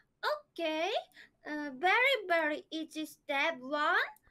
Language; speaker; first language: English; non-native, learner; Korean